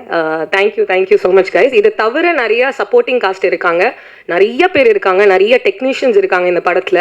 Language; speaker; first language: Tamil; native; Tamil